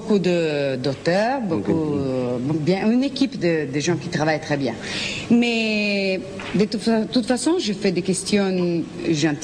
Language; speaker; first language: French; non-native, fluent; Italian